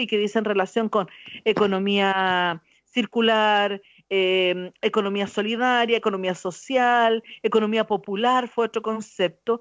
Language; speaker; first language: Spanish; native; Spanish